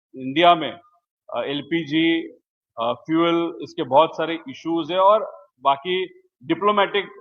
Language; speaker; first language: Hindi; non-native, local second language; Marathi